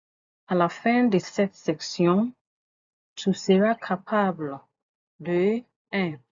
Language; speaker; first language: French; non-native, fluent; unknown